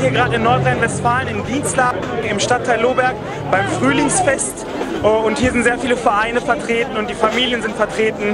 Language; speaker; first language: German; early bilingual, other home language; Turkish